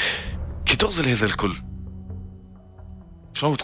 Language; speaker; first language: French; non-native, local second language; Arabic